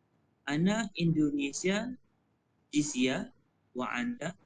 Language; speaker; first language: Arabic; non-native, learner; Indonesian